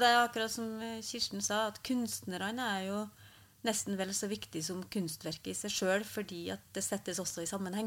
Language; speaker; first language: Norwegian; native; Norwegian